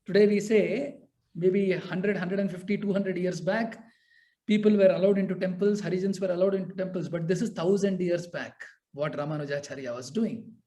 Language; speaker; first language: English; non-native, local second language; Kannada